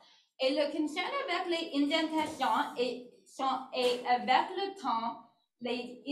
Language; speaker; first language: French; non-native, learner; English